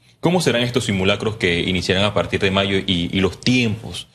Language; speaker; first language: Spanish; native; Spanish